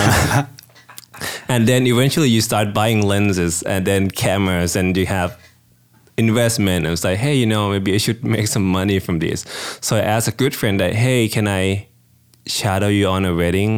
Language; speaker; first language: English; non-native, fluent; Thai